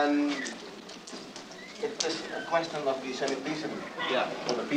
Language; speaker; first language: English; non-native, learner; Indonesian